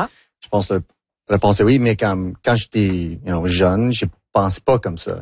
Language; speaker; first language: French; non-native, local second language; English